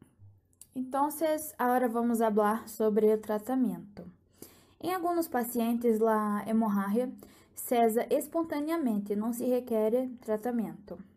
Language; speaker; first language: Portuguese; non-native, learner; Spanish